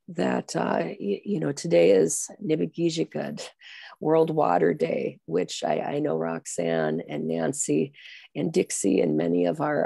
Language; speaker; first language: English; native; English